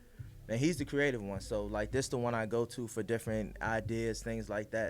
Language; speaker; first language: English; native; English